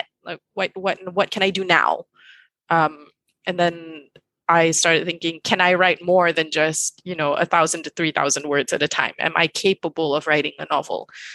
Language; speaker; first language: English; non-native, local second language; Malay